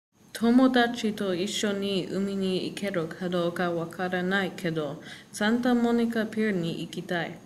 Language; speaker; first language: Japanese; non-native, learner; English